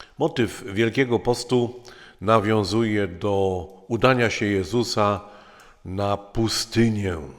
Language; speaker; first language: Polish; native; Polish